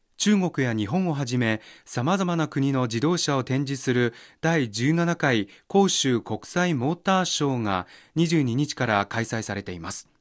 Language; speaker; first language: Japanese; non-native, fluent; Chinese